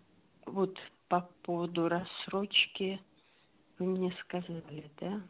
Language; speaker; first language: Russian; native; Russian